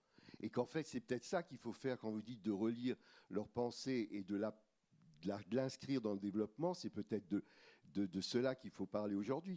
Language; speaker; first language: French; native; French